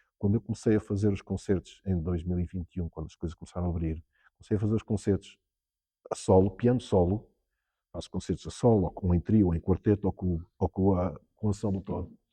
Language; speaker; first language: Portuguese; early bilingual, heritage; Portuguese